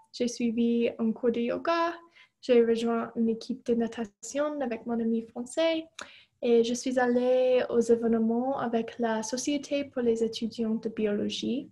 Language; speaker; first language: French; non-native, fluent; English